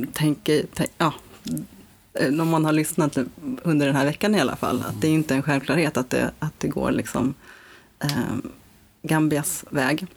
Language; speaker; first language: Swedish; native; Swedish